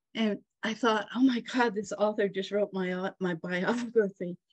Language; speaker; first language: English; native; English